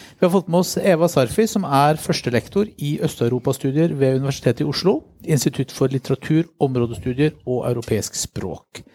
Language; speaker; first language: Norwegian; native; Norwegian